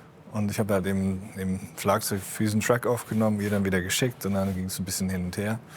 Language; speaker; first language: German; early bilingual, heritage; German